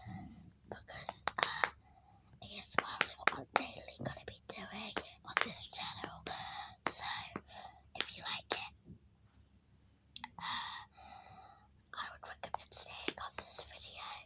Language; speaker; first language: English; native; English